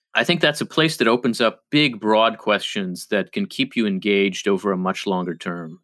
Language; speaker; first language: English; early bilingual, other home language; Hebrew